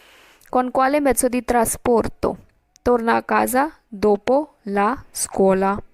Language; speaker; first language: Italian; non-native, fluent; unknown